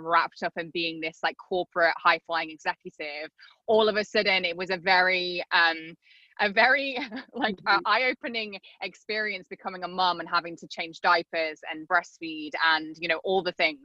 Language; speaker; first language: English; native; English